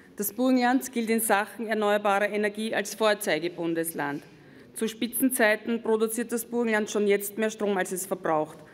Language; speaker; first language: German; native; German